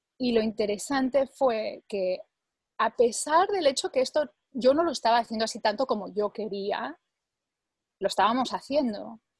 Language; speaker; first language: Spanish; early bilingual, other home language; English